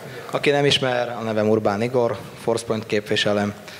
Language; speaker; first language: Hungarian; non-native, fluent; Slovak